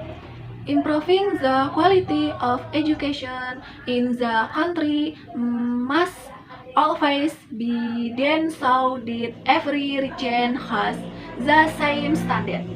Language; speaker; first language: English; non-native, learner; Indonesian